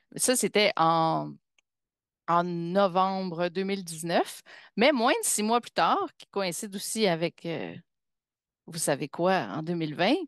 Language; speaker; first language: French; native; French